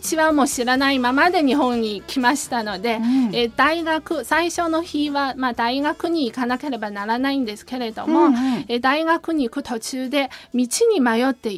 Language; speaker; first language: Japanese; non-native, fluent; Chinese